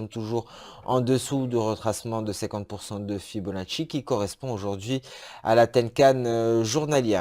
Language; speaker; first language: French; native; French